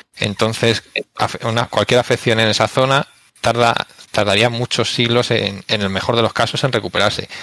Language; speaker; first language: Spanish; native; Spanish